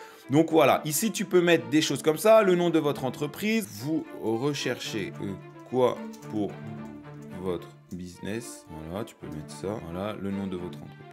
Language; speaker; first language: French; native; French